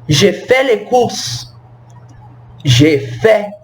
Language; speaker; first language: French; non-native, fluent; Portuguese